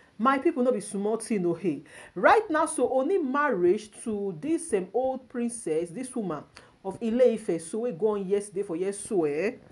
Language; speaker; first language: Nigerian Pidgin; non-native, local second language; Yoruba